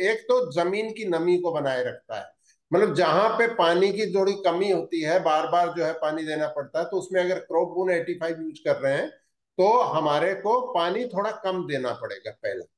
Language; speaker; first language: Hindi; native; Hindi